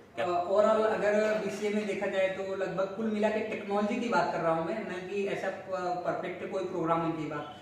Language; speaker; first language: Hindi; native; Hindi